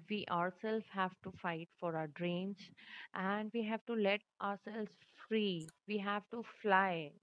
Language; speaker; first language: English; non-native, local second language; Hindi